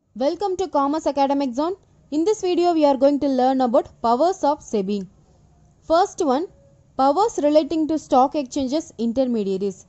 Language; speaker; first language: English; non-native, local second language; Tamil